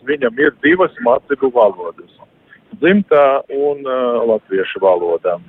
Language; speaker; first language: Latvian; non-native, local second language; Russian